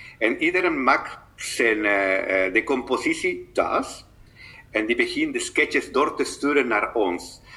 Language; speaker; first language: Dutch; non-native, fluent; Spanish